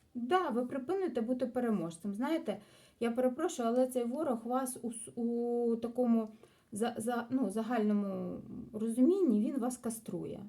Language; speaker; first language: Ukrainian; non-native, local second language; Russian